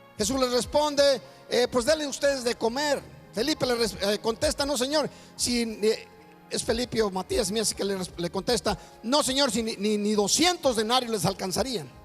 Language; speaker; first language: Spanish; native; Spanish